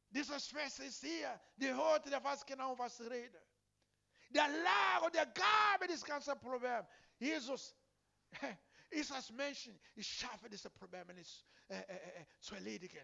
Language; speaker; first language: German; non-native, learner; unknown